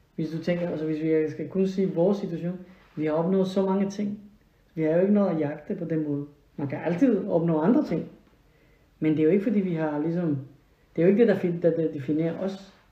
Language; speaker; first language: Danish; non-native, fluent; Spanish